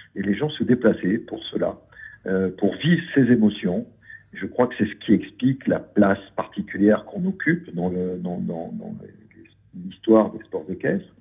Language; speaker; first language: French; native; French